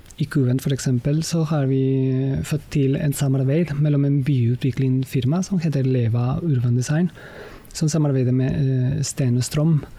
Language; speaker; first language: Norwegian; non-native, fluent; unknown